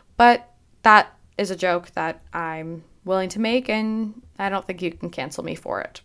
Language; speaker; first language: English; native; English